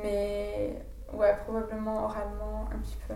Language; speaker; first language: French; non-native, fluent; English